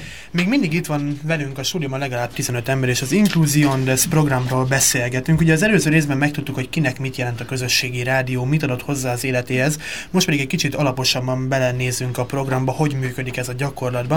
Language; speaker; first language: Hungarian; native; Hungarian